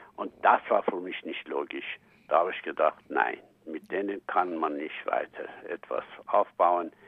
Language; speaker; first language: German; non-native, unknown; Persian